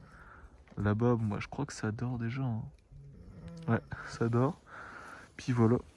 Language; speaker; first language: French; native; French